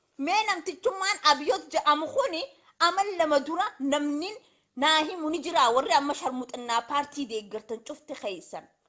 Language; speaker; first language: Oromo; native; Oromo